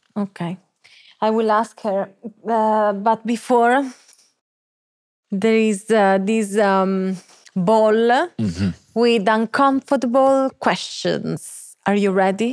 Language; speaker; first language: English; non-native, fluent; Italian